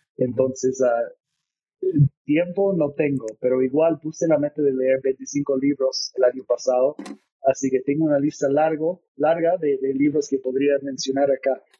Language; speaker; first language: Spanish; non-native, fluent; English